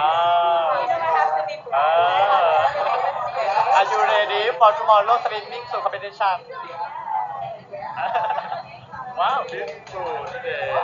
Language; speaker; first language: English; non-native, learner; Thai